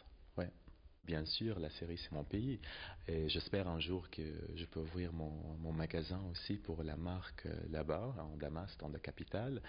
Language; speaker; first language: French; non-native, learner; Arabic